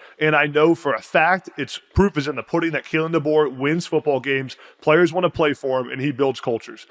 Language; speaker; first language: English; native; English